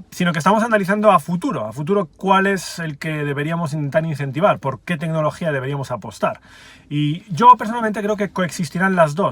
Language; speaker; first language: Spanish; native; Spanish